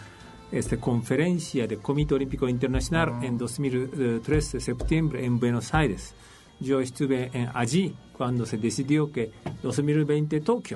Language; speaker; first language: Spanish; non-native, fluent; Japanese